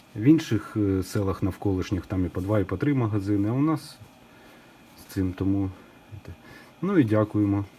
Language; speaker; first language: Ukrainian; non-native, local second language; Russian